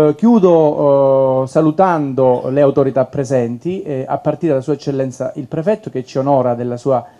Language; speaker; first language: Italian; native; Italian